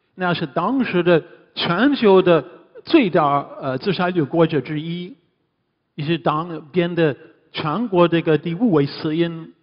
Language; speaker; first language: Chinese; non-native, fluent; English